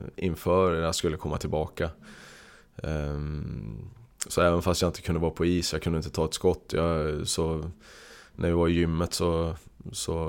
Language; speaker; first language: Swedish; native; Swedish